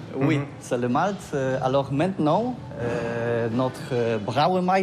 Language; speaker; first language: French; non-native, learner; Polish